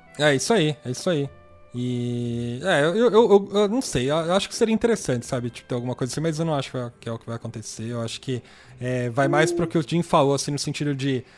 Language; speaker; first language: Portuguese; native; Portuguese